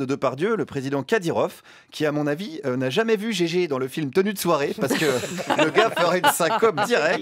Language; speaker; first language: French; native; French